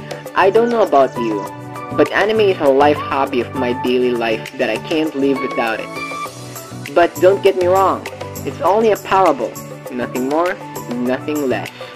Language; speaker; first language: English; non-native, fluent; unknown